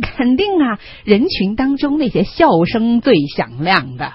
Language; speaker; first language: Chinese; native; Chinese